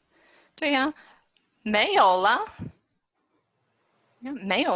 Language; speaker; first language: Chinese; non-native, fluent; English